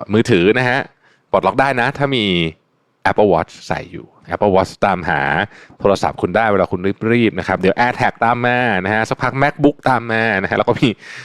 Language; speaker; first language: Thai; native; Thai